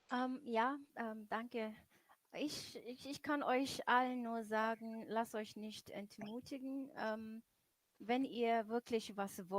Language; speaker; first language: German; non-native, fluent; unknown